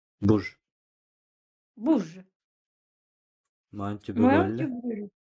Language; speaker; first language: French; non-native, learner; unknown